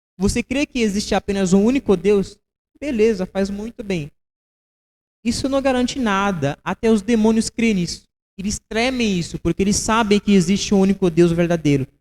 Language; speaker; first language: Portuguese; non-native, fluent; Haitian Creole